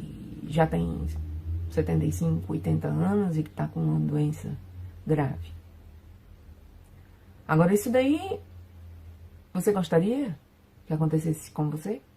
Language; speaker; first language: Portuguese; non-native, fluent; Spanish